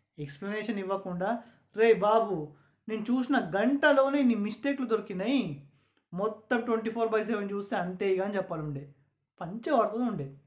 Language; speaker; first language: Telugu; non-native, local second language; Urdu